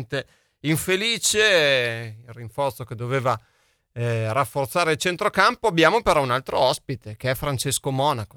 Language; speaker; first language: Italian; native; Italian